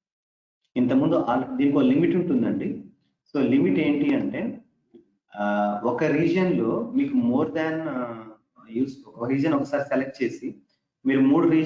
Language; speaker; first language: Telugu; native; Telugu